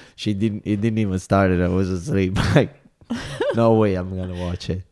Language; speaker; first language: English; non-native, fluent; Italian